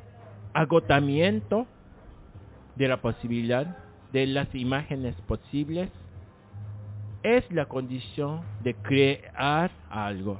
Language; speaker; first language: Spanish; non-native, learner; Japanese